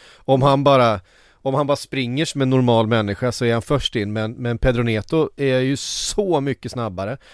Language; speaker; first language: Swedish; native; Swedish